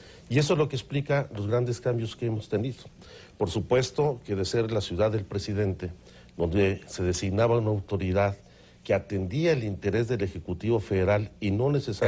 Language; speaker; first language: Spanish; native; Spanish